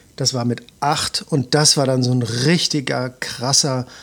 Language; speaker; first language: German; native; German